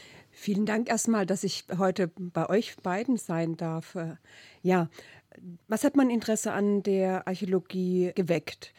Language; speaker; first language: German; native; German